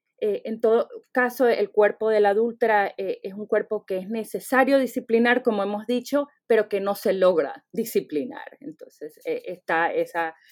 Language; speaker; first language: Spanish; native; Spanish